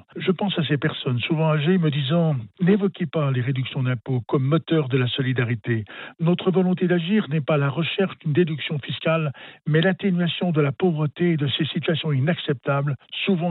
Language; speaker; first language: French; native; French